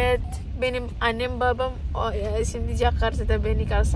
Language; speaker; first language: Turkish; non-native, learner; Indonesian